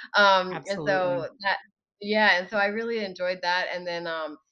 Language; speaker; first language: English; early bilingual, other home language; Arabic